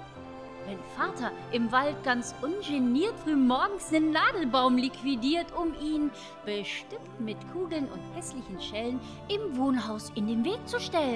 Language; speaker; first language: German; native; German